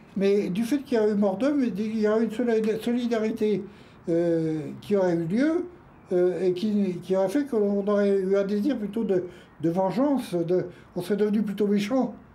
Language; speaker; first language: French; native; French